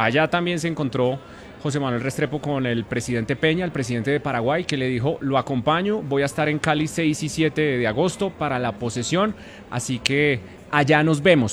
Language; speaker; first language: Spanish; native; Spanish